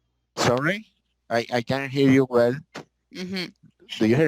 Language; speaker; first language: English; non-native, learner; Spanish